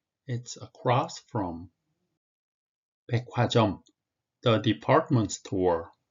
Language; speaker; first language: English; non-native, fluent; Korean